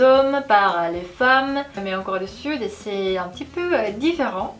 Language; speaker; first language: French; non-native, fluent; Korean